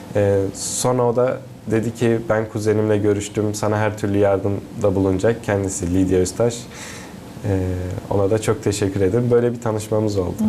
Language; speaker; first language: Turkish; native; Turkish